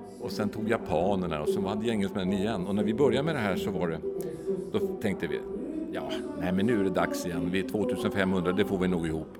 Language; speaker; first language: Swedish; native; Swedish